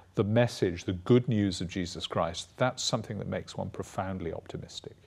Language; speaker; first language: English; native; English